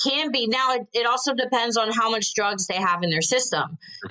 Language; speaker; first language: English; native; English